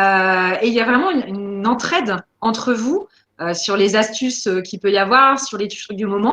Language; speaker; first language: French; native; French